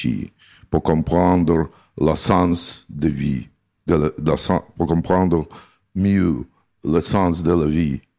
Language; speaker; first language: French; non-native, learner; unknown